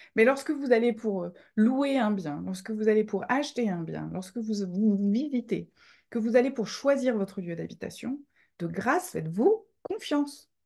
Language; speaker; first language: French; native; French